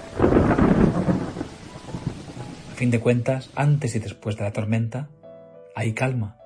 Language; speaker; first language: Spanish; native; Spanish